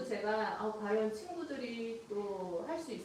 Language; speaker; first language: Korean; native; Korean